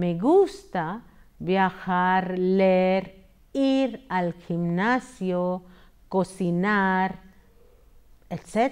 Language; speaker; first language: Spanish; non-native, fluent; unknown